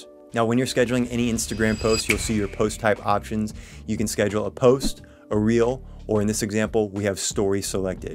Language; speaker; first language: English; native; English